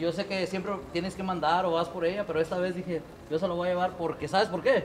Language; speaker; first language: Spanish; early bilingual, heritage; Spanish